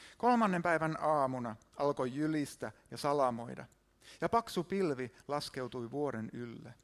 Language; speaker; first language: Finnish; native; Finnish